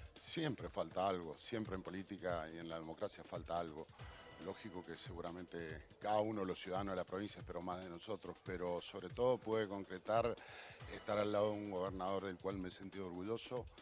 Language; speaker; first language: Spanish; native; Spanish